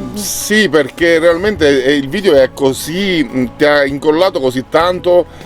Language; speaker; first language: Italian; native; Italian